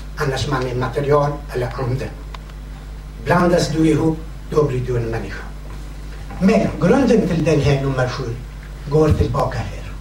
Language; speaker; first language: Swedish; non-native, fluent; Kurdish